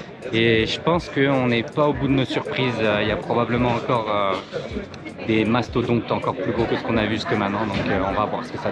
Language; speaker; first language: French; native; French